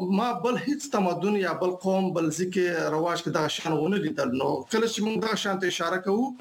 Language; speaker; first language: Pashto; non-native, local second language; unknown